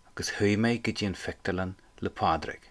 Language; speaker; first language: Irish; non-native, local second language; English